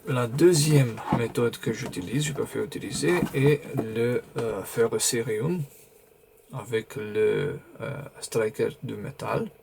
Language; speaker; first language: French; non-native, fluent; Romanian